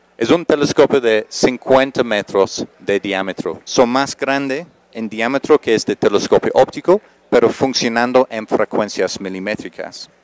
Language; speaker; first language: Spanish; non-native, fluent; English